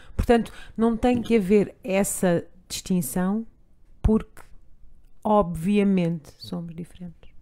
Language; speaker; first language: Portuguese; native; Portuguese